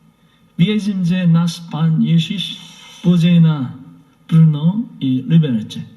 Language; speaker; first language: Czech; non-native, learner; Korean